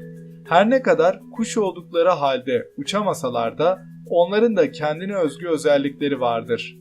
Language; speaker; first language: Turkish; native; Turkish